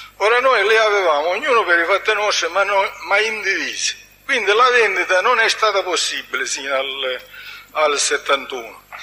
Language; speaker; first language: Italian; native; Italian